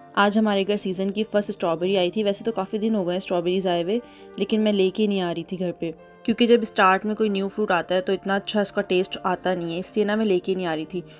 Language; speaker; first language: Urdu; native; Urdu